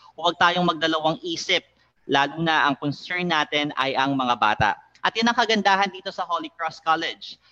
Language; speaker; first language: Filipino; native; Filipino